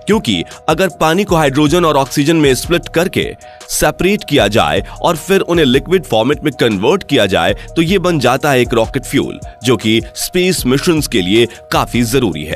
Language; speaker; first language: Hindi; native; Hindi